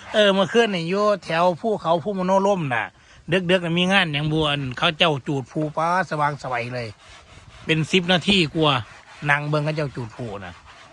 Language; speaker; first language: Thai; native; Thai